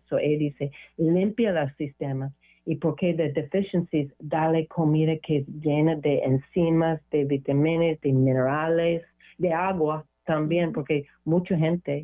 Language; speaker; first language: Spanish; non-native, learner; English